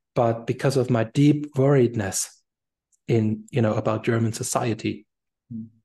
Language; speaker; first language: English; non-native, fluent; German